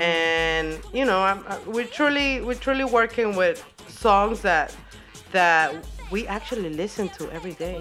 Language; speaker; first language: English; non-native, fluent; Spanish